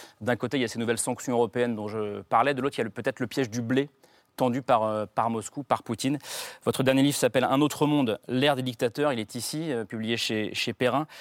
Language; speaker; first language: French; native; French